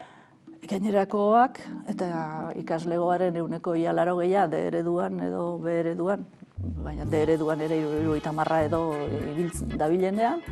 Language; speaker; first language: Basque; native; Basque